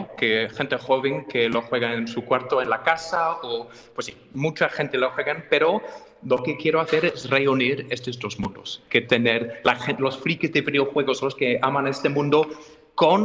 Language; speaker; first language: Spanish; non-native, fluent; English